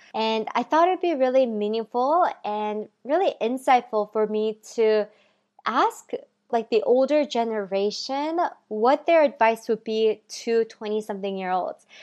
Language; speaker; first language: English; early bilingual, other home language; Korean